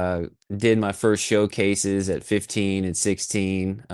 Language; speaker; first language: English; native; English